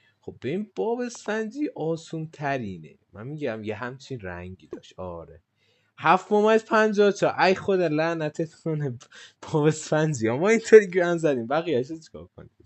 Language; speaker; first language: Persian; native; Persian